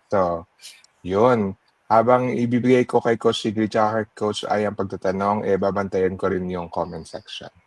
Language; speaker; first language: Filipino; native; Filipino